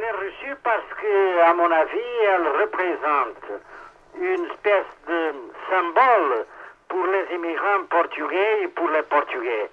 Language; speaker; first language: French; non-native, fluent; Portuguese